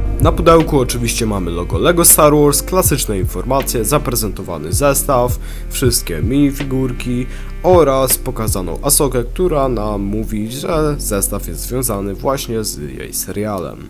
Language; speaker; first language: Polish; native; Polish